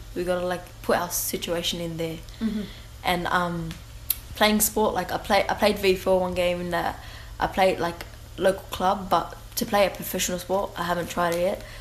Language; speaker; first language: English; native; English